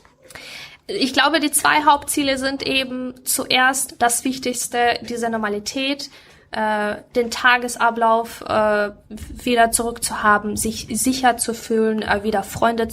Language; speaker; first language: German; non-native, fluent; Ukrainian